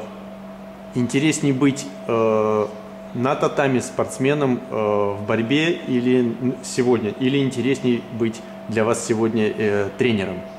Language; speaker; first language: Russian; native; Russian